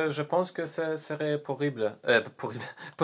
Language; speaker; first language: French; non-native, learner; Polish